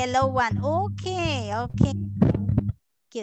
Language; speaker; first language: English; non-native, fluent; Spanish